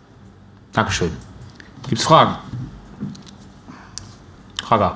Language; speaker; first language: German; native; German